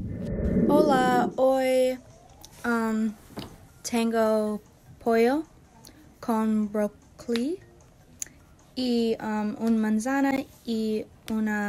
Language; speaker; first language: Spanish; non-native, learner; English